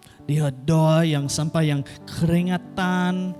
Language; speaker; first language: Indonesian; non-native, fluent; English